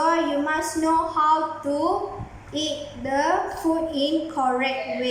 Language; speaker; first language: English; non-native, learner; Malay